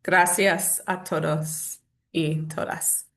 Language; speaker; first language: Spanish; non-native, learner; English